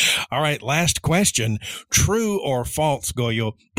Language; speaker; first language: English; early bilingual, other home language; Spanish